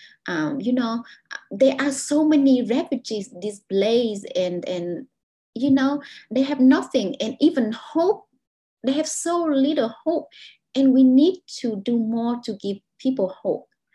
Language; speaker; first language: English; non-native, fluent; Vietnamese